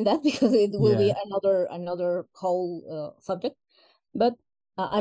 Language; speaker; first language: English; non-native, fluent; Spanish